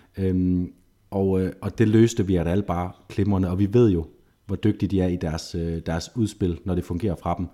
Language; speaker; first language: Danish; native; Danish